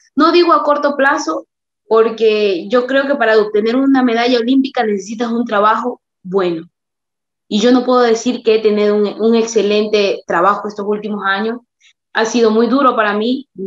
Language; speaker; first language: Spanish; native; Spanish